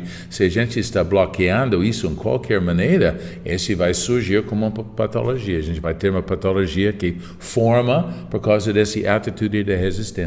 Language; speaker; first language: Portuguese; non-native, fluent; English